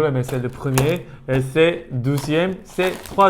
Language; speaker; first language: French; non-native, learner; Korean